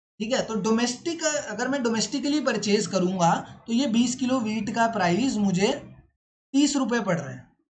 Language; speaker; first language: Hindi; native; Hindi